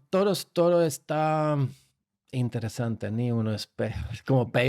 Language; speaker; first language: Spanish; non-native, fluent; Slovak